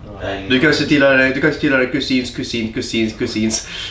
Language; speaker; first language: Swedish; native; Swedish